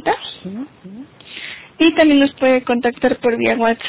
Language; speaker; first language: Spanish; native; Spanish